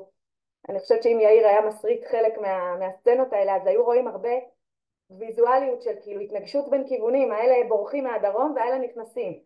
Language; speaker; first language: Hebrew; native; Hebrew